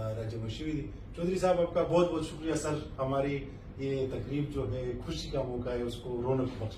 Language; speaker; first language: Hindi; non-native, local second language; Pashto